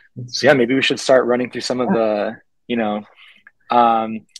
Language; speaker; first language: English; early bilingual, other home language; Spanish